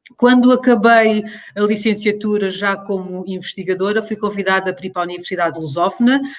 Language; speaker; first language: Portuguese; early bilingual, other home language; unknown